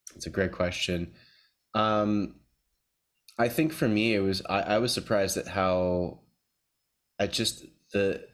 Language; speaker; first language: English; native; English